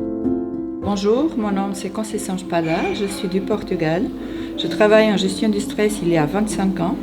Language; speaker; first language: French; non-native, fluent; Portuguese